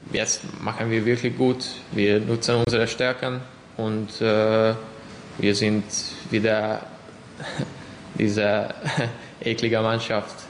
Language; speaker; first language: German; non-native, learner; Hungarian